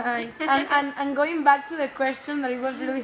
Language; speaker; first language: English; non-native, learner; Spanish